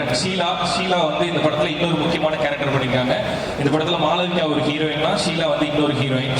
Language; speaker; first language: Tamil; native; Tamil